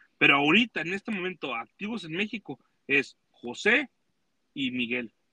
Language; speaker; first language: Spanish; early bilingual, heritage; Spanish